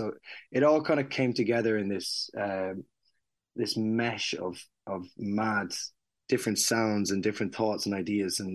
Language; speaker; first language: English; native; English